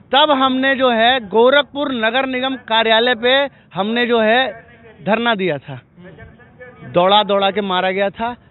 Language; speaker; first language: Hindi; native; Hindi